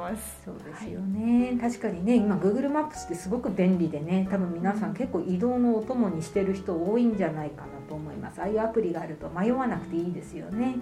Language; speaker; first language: Japanese; native; Japanese